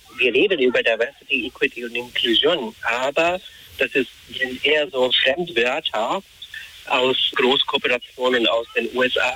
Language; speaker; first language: German; non-native, fluent; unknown